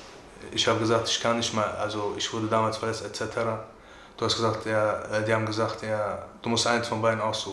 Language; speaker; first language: German; early bilingual, other home language; Turkish